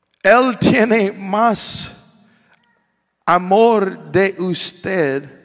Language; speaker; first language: Spanish; non-native, learner; English